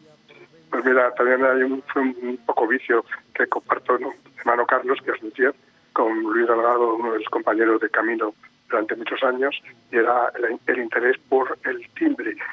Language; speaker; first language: Spanish; native; Spanish